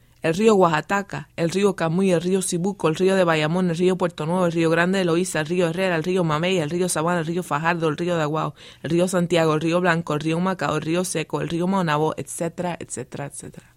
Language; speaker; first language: Spanish; early bilingual, heritage; Spanish